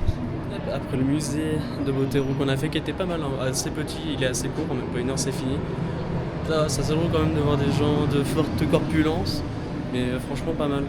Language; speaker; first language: French; native; French